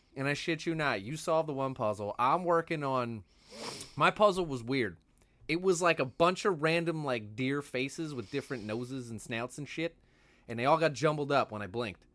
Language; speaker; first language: English; native; English